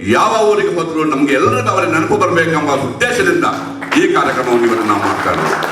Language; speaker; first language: Kannada; non-native, local second language; Tulu